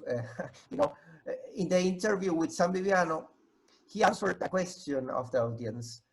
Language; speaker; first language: English; non-native, fluent; Spanish